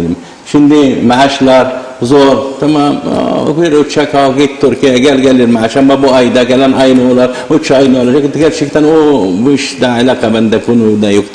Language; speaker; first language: Turkish; non-native, learner; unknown